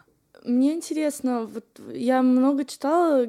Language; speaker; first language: Russian; non-native, fluent; English